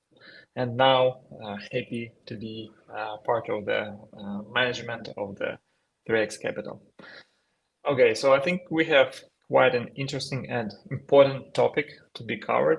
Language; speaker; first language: English; non-native, fluent; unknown